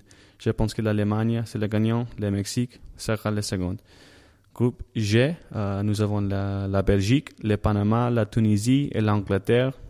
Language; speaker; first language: French; non-native, learner; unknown